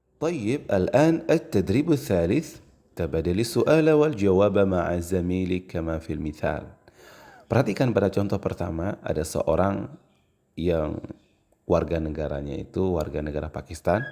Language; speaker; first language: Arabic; non-native, fluent; Indonesian